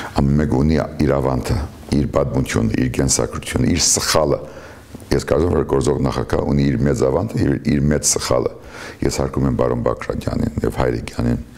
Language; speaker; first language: Armenian; early bilingual, heritage; Armenian